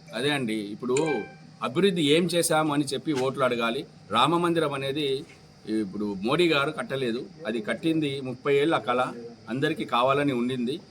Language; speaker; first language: Telugu; native; Telugu